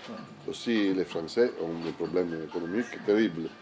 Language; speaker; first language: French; non-native, learner; Italian